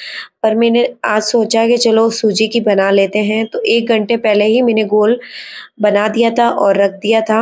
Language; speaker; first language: Hindi; native; Hindi